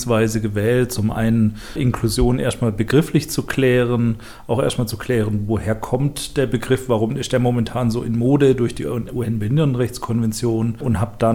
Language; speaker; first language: German; native; German